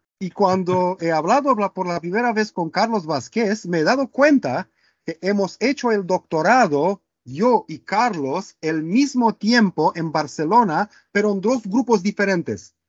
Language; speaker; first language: Spanish; non-native, fluent; Romanian